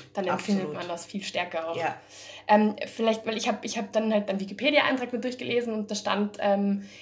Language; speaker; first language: German; early bilingual, heritage; German